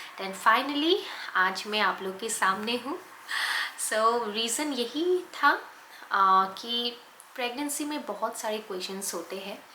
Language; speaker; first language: Hindi; non-native, local second language; Assamese